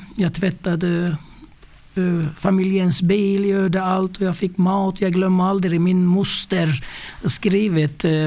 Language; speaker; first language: Swedish; non-native, fluent; Turkish